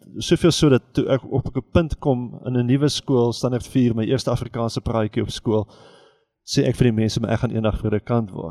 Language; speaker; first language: Afrikaans; native; Afrikaans